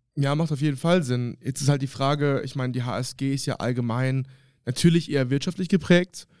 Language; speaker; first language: German; native; German